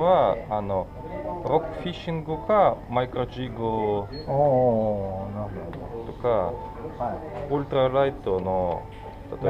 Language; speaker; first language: Japanese; non-native, learner; Russian